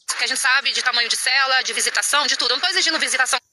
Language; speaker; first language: Portuguese; native; Portuguese